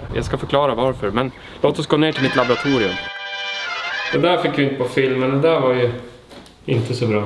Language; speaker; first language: Swedish; native; Swedish